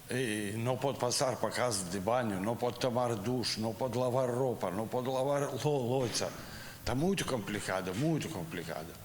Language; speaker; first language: Portuguese; non-native, learner; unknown